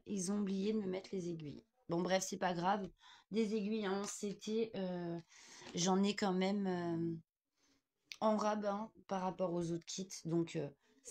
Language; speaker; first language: French; native; French